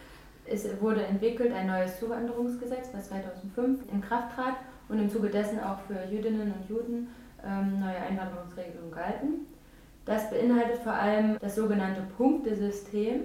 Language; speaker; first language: German; native; German